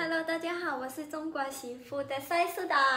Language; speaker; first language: Chinese; non-native, learner; Lao